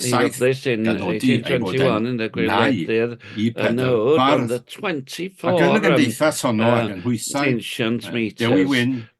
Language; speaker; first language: Welsh; native; Welsh